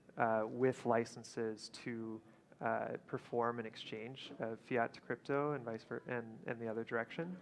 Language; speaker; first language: English; native; English